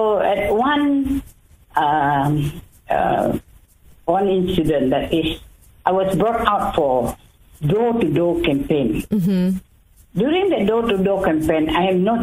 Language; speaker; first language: English; non-native, local second language; Tamil